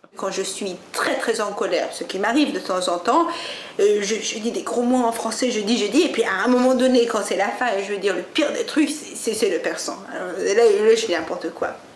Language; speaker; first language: French; early bilingual, other home language; Persian